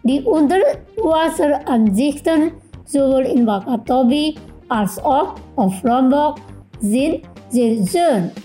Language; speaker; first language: German; non-native, local second language; Indonesian